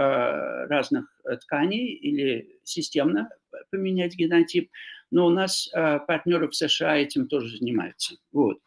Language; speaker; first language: Russian; non-native, fluent; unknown